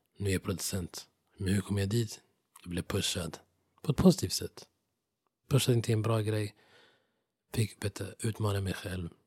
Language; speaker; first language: Swedish; non-native, fluent; English